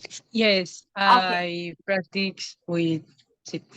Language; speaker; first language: English; non-native, learner; Spanish